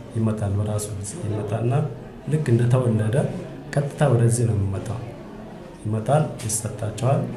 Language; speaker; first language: Amharic; non-native, local second language; Hadiyya